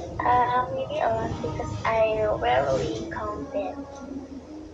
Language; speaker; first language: English; non-native, learner; Indonesian